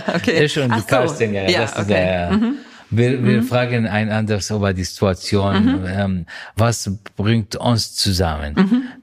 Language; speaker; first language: German; non-native, learner; Arabic